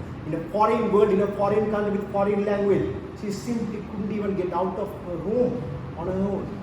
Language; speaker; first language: English; non-native, local second language; Sinhala